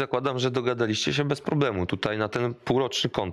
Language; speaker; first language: Polish; native; Polish